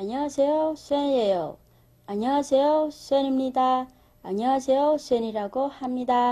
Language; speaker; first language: Korean; non-native, learner; Vietnamese